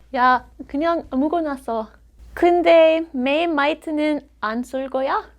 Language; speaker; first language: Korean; non-native, fluent; English